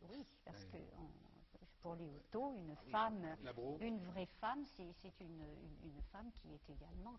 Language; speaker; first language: French; native; French